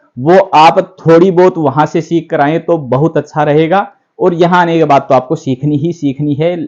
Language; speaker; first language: Hindi; native; Hindi